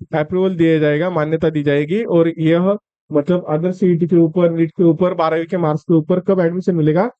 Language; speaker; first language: Hindi; non-native, local second language; Marathi